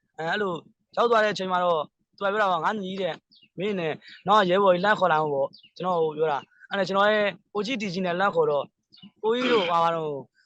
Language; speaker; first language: Burmese; native; Burmese